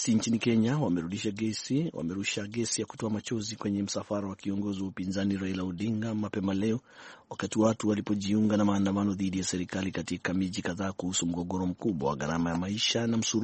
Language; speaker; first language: Swahili; non-native, local second language; Kikuyu